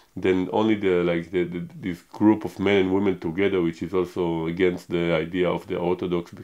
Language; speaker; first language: English; non-native, fluent; Hebrew